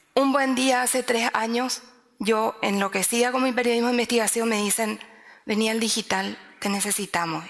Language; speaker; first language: Spanish; native; Spanish